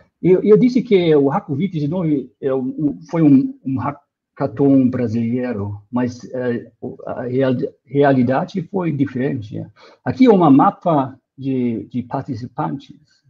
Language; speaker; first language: Portuguese; non-native, fluent; German